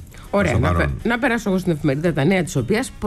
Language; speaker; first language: Greek; native; Greek